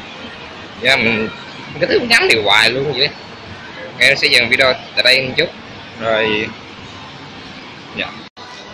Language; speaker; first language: Vietnamese; early bilingual, heritage; Vietnamese